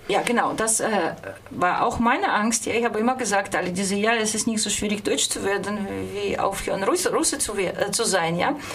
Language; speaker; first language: German; non-native, fluent; Russian